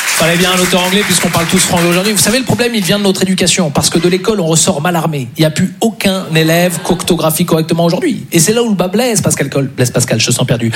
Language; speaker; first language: French; native; French